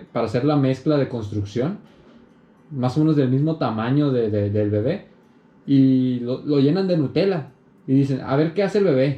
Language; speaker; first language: Spanish; native; Spanish